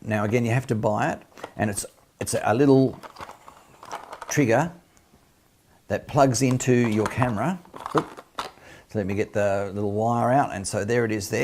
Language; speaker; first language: English; native; English